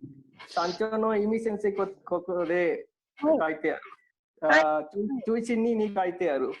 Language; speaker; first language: Japanese; non-native, learner; Hindi